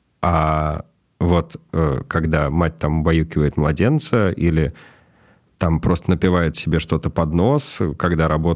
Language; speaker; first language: Russian; native; Russian